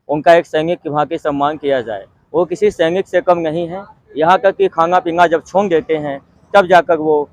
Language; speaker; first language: Hindi; native; Hindi